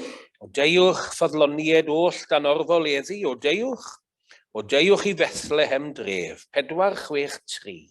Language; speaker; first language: Welsh; native; Welsh